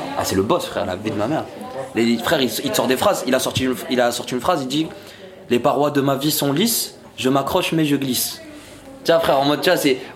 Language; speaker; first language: French; non-native, local second language; Arabic